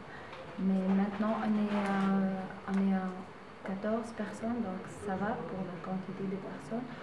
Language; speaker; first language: French; non-native, local second language; Arabic